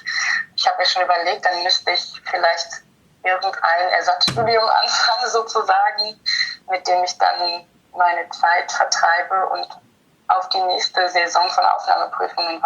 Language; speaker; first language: German; native; German